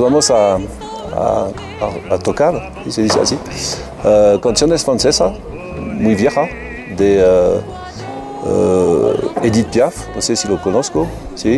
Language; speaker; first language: Spanish; non-native, learner; French